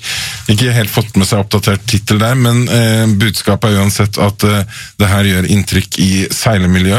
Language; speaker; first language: Norwegian; native; Norwegian